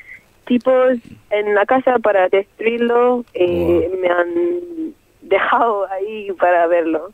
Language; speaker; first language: Spanish; non-native, fluent; French